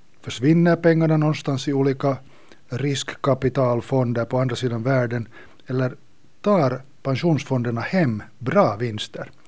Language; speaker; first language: Swedish; native; Swedish